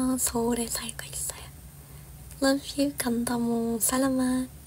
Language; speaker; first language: Korean; non-native, learner; Georgian